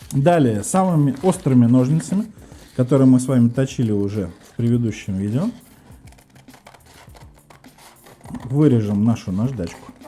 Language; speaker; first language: Russian; native; Russian